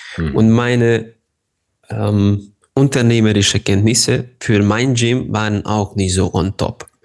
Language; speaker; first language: German; non-native, fluent; Hungarian